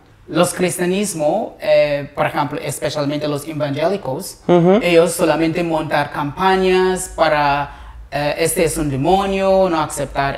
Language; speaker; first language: Spanish; non-native, learner; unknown